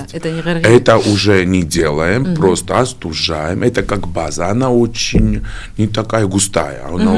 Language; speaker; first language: Russian; non-native, fluent; Georgian